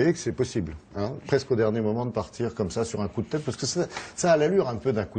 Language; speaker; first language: French; native; French